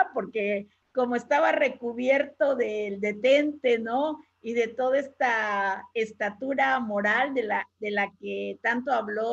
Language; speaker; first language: Spanish; native; Spanish